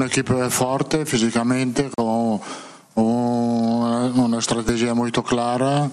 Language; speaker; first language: Portuguese; non-native, fluent; Italian